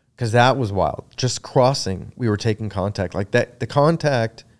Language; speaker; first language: English; native; English